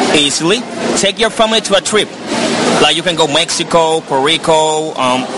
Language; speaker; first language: English; non-native, fluent; Spanish